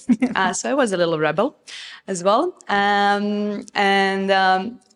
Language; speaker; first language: English; non-native, fluent; Serbian